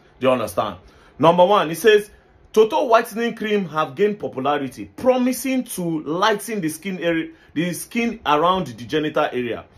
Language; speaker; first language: Nigerian Pidgin; native; Nigerian Pidgin